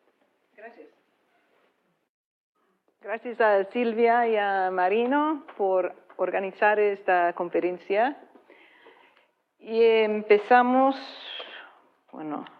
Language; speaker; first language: Spanish; non-native, fluent; English